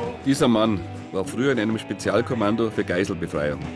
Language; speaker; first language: German; native; German